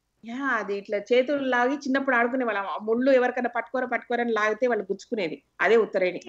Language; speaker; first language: Telugu; native; Telugu